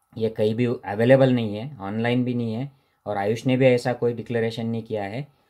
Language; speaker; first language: Hindi; non-native, local second language; Marathi